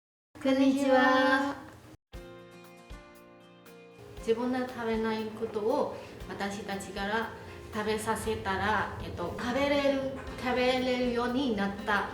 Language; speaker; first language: Japanese; non-native, fluent; Vietnamese